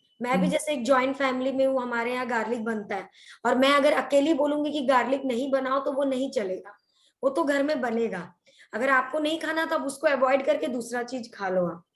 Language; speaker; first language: Hindi; non-native, local second language; Odia